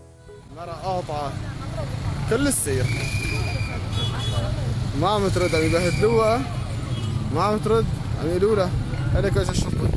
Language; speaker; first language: Arabic; native; Arabic